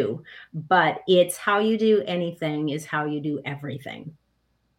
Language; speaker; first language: English; native; English